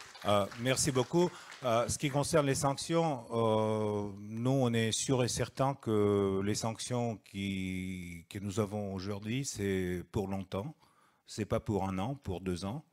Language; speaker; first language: French; non-native, fluent; Russian